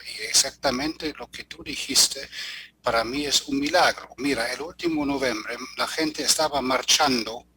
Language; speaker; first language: Spanish; non-native, fluent; German